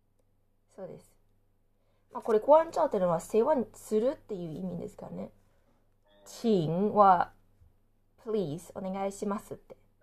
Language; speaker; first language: Japanese; non-native, fluent; Chinese